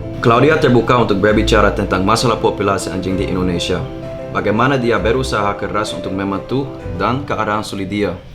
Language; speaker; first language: Indonesian; non-native, fluent; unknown